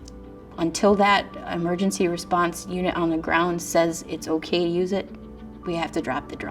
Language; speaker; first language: English; native; English